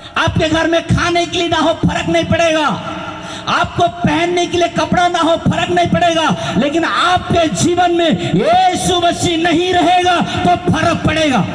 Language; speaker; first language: Hindi; non-native, local second language; Nepali